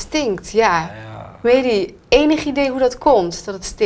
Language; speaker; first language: Dutch; native; Dutch